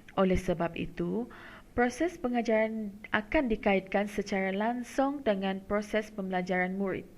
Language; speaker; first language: Malay; non-native, local second language; Iban